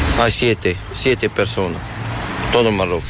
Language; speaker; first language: Spanish; non-native, learner; Arabic